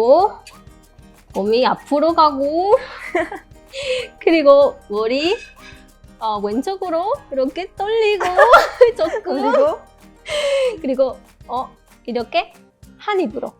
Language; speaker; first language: Korean; non-native, fluent; Spanish